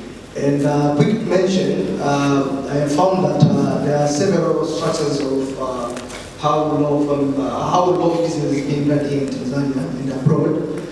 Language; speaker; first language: English; non-native, local second language; Swahili